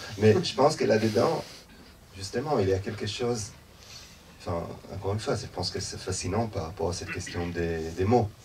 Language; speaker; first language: French; non-native, fluent; Hebrew